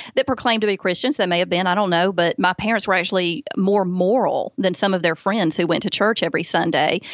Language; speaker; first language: English; native; English